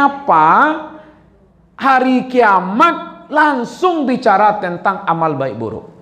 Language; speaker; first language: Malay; non-native, local second language; Minangkabau